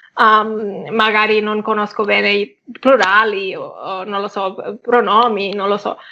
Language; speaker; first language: Italian; non-native, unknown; Catalan